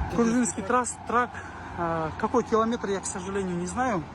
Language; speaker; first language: Russian; non-native, local second language; Kazakh